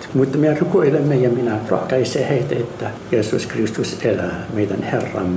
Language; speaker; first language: Finnish; non-native, fluent; Arabic